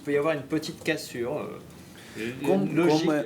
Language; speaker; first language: French; native; French